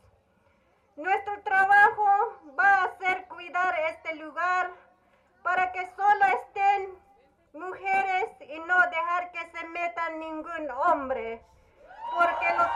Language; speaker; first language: Spanish; non-native, local second language; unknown